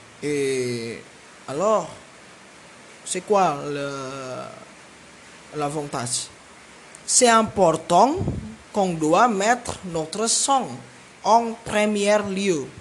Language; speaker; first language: French; non-native, learner; Indonesian